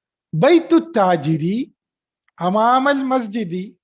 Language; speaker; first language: Arabic; non-native, fluent; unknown